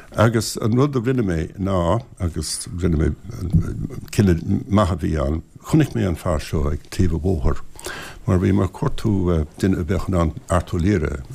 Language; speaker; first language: Irish; non-native, local second language; English